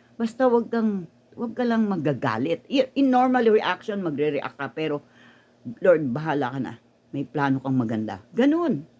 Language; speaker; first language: Filipino; native; Filipino